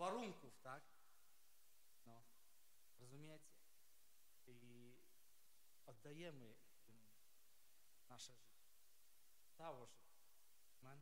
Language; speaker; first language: Polish; non-native, learner; Ukrainian